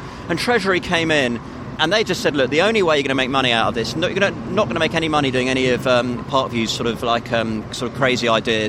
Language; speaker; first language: English; native; English